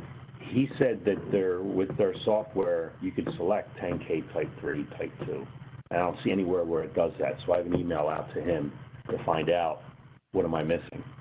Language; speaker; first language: English; native; English